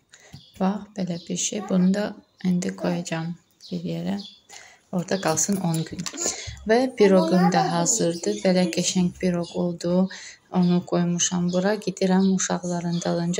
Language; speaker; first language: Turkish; non-native, learner; Azerbaijani